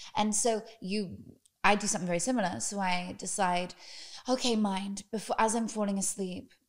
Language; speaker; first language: English; native; English